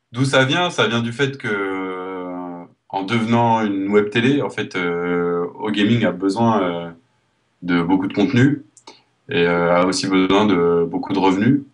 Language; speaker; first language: French; native; French